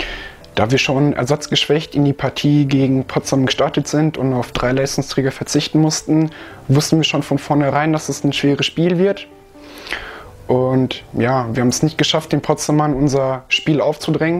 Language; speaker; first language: German; native; German